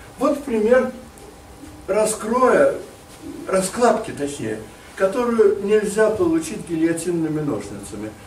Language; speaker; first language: Russian; native; Russian